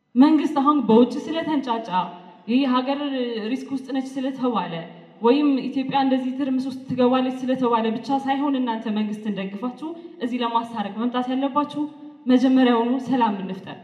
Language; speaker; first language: Amharic; non-native, local second language; Tigrinya